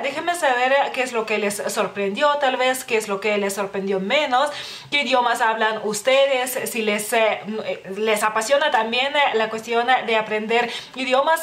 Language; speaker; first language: Spanish; non-native, fluent; Lithuanian